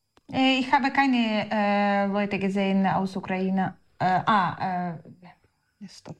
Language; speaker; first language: German; non-native, learner; Ukrainian